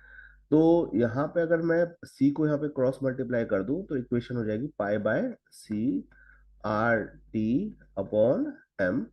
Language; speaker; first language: Hindi; native; Hindi